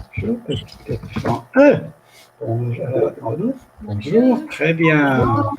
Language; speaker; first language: French; non-native, fluent; English